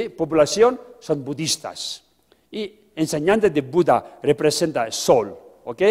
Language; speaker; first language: Spanish; non-native, fluent; Tibetan